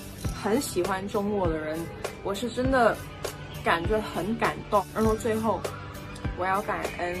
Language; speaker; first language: Chinese; early bilingual, other home language; English